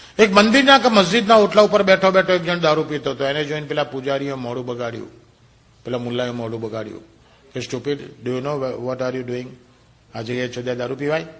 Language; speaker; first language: Gujarati; native; Gujarati